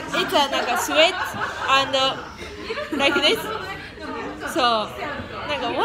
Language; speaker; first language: English; non-native, learner; Japanese